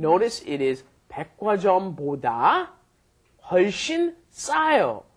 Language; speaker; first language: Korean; non-native, fluent; English